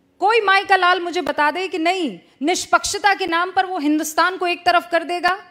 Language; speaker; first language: Hindi; native; Hindi